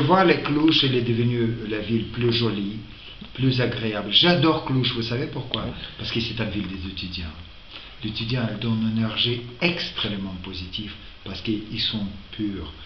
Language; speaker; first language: French; non-native, fluent; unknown